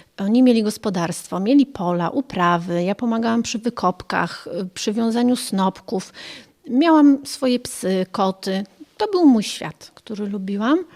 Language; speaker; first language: Polish; native; Polish